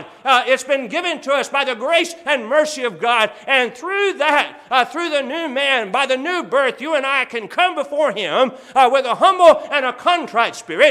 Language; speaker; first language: English; native; English